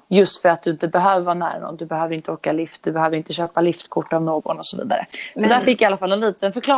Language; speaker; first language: Swedish; native; Swedish